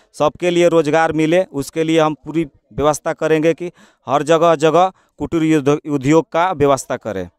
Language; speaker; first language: Hindi; native; Hindi